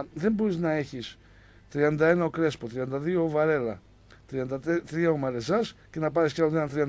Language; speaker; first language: Greek; native; Greek